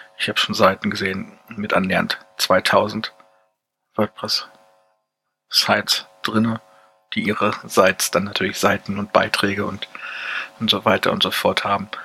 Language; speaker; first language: German; native; German